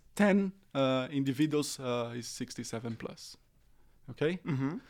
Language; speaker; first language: English; non-native, fluent; Portuguese